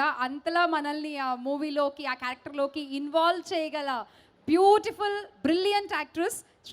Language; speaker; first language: Telugu; native; Telugu